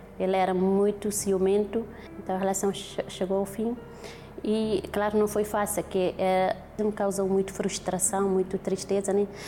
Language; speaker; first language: Portuguese; non-native, local second language; Kabuverdianu